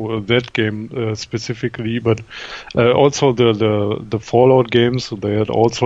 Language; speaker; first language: English; non-native, fluent; German